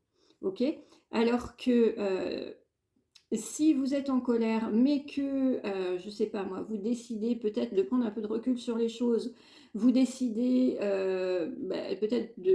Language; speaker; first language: French; native; French